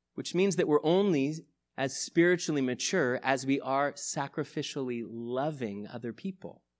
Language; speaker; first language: English; native; English